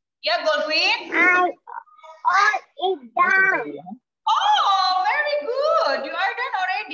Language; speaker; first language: English; non-native, learner; Indonesian